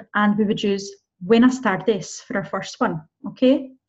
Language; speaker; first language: English; native; English